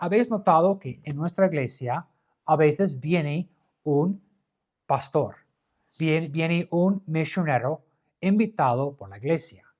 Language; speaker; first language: Spanish; non-native, fluent; English